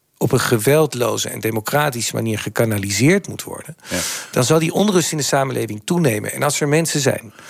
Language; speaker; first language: Dutch; native; Dutch